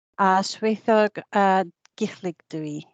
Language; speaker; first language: Welsh; non-native, learner; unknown